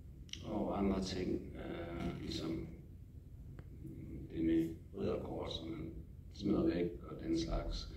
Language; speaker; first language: Danish; non-native, fluent; English